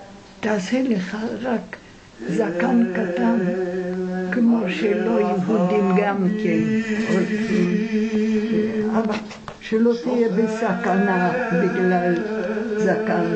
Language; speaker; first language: Hebrew; non-native, fluent; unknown